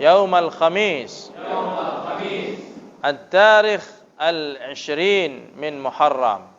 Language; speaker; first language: Arabic; non-native, fluent; Indonesian